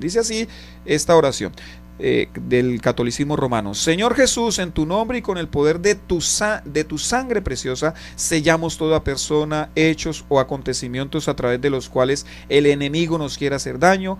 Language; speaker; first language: Spanish; native; Spanish